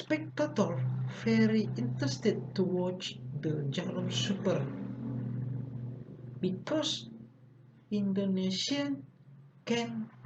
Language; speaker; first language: English; non-native, learner; Indonesian